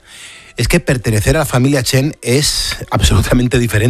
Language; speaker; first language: Spanish; native; Spanish